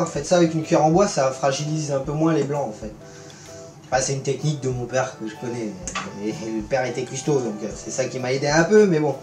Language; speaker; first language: French; native; French